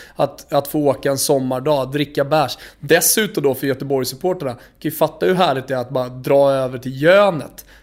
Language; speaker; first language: Swedish; native; Swedish